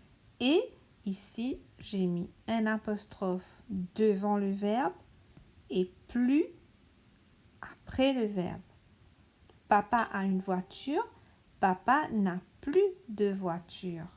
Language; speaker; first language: French; non-native, local second language; Morisyen